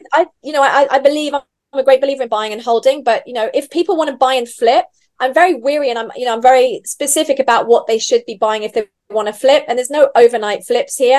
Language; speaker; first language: English; native; English